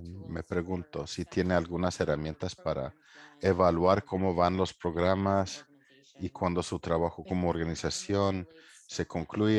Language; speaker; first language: Spanish; non-native, fluent; English